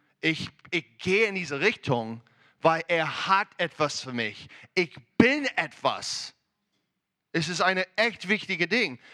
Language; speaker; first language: German; non-native, learner; English